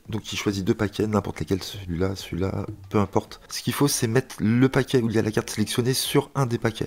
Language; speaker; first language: French; native; French